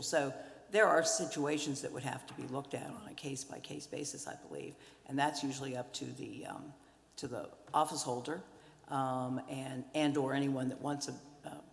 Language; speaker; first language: English; native; English